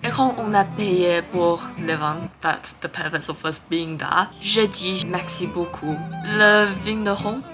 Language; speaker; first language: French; non-native, learner; Thai